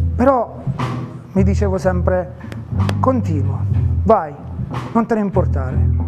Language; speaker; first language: Italian; native; Italian